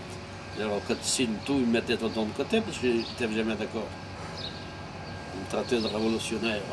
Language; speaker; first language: French; non-native, fluent; Portuguese